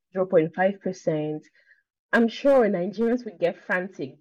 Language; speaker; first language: English; non-native, local second language; Igbo